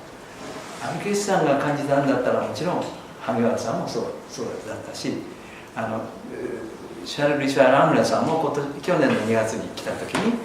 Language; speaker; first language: Japanese; native; Japanese